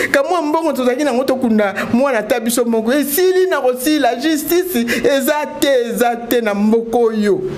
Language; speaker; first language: Lingala; native; Lingala